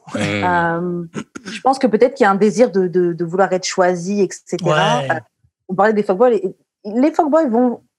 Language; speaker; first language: French; native; French